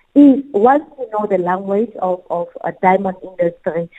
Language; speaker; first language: English; non-native, local second language; Southern Sotho